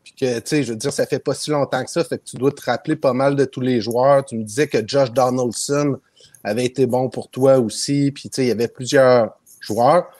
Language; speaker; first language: French; native; French